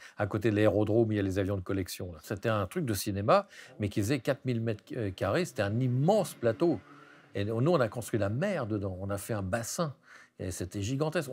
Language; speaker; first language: French; native; French